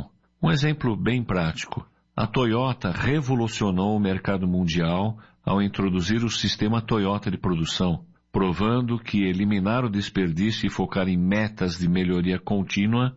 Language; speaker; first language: Portuguese; native; Portuguese